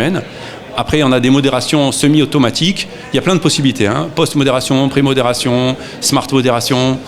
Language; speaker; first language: French; native; French